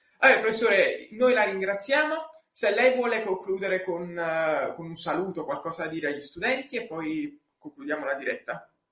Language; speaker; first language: Italian; native; Italian